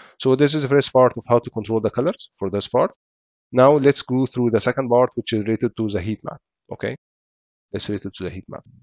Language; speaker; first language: English; non-native, fluent; Arabic